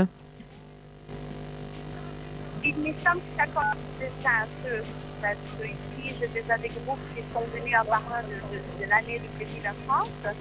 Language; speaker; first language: French; non-native, fluent; Portuguese